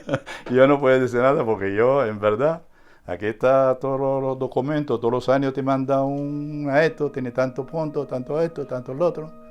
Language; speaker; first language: Spanish; native; Spanish